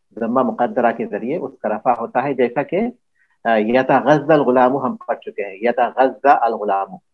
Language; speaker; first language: Urdu; native; Urdu